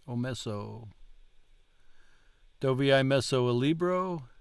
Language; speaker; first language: Italian; non-native, learner; English